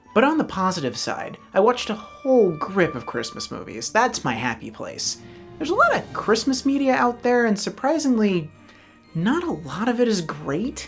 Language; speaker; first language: English; native; English